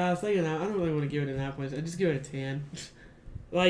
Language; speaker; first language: English; native; English